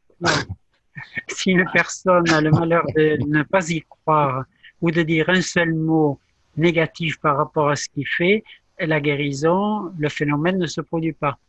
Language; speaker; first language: French; native; French